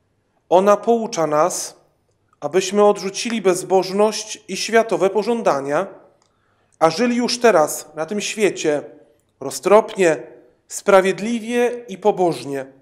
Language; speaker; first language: Polish; native; Polish